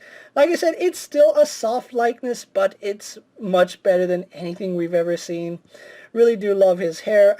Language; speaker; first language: English; native; English